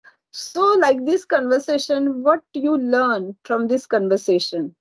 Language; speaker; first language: English; non-native, learner; Marathi